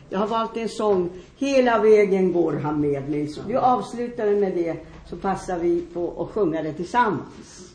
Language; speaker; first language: Swedish; non-native, fluent; Finnish